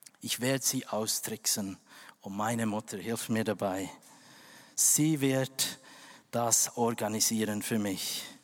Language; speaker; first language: German; non-native, fluent; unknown